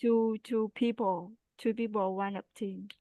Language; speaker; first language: English; non-native, learner; Vietnamese